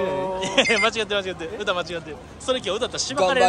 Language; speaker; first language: Japanese; native; Japanese